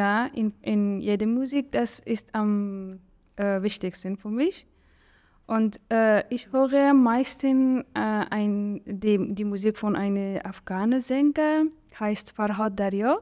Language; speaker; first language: German; non-native, learner; Persian